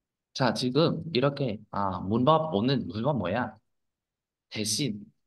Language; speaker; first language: Korean; non-native, fluent; Vietnamese